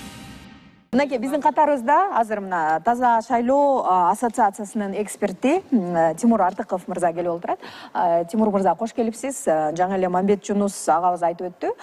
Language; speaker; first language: Kyrgyz; native; Kyrgyz